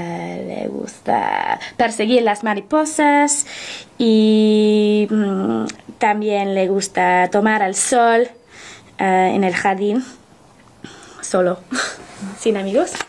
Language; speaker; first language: Spanish; non-native, learner; English